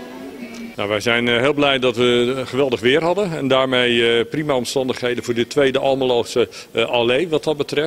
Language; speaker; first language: Dutch; native; Dutch